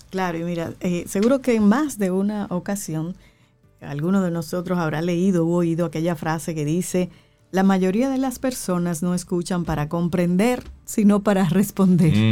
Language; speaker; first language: Spanish; native; Spanish